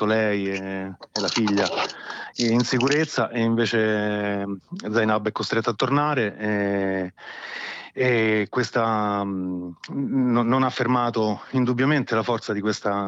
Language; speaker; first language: Italian; native; Italian